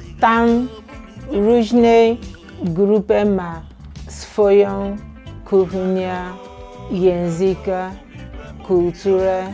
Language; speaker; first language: Polish; non-native, learner; Igbo